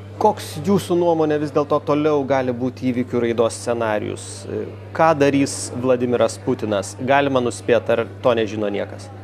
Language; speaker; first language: Lithuanian; native; Lithuanian